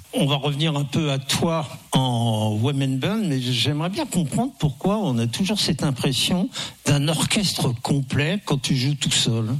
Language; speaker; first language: French; native; French